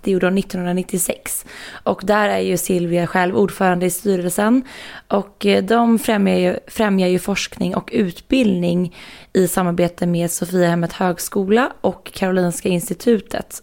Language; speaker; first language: Swedish; native; Swedish